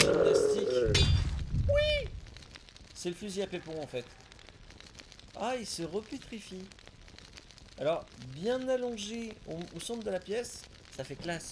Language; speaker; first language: French; native; French